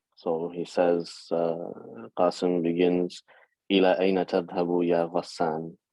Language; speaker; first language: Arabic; non-native, fluent; English